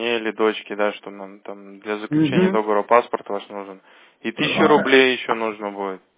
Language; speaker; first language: Russian; native; Russian